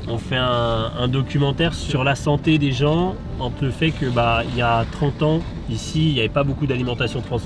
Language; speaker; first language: French; native; French